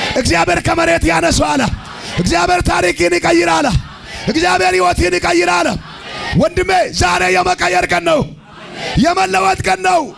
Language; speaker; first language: Amharic; non-native, local second language; Oromo